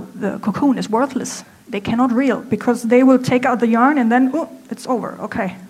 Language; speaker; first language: English; non-native, fluent; German